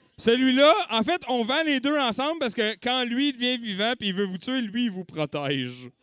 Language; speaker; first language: French; native; French